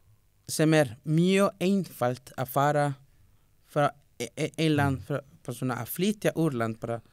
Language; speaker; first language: Icelandic; non-native, learner; Spanish